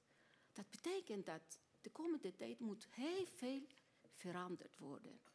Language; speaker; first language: Dutch; non-native, learner; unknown